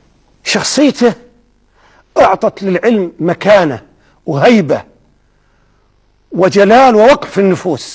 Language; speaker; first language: Arabic; native; Arabic